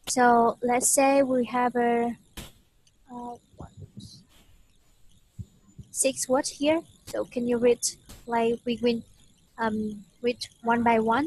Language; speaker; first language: English; non-native, fluent; Vietnamese